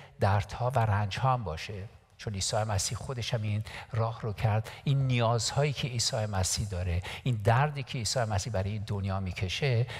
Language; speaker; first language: Persian; non-native, local second language; Armenian